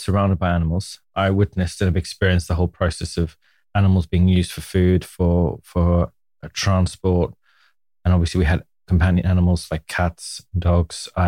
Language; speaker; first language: English; native; English